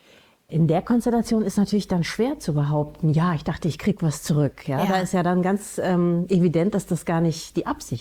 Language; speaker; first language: German; native; German